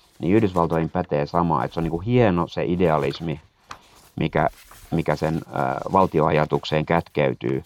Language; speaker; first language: Finnish; native; Finnish